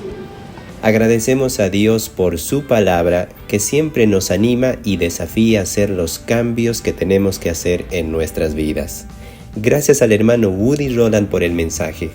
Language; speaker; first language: Spanish; native; Spanish